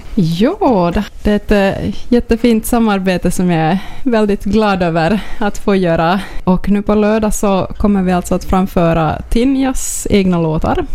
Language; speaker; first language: Swedish; native; Swedish